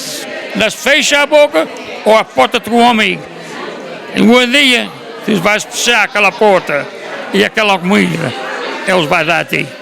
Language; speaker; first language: Portuguese; early bilingual, heritage; Portuguese